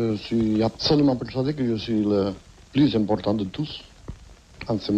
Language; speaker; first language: French; non-native, fluent; Catalan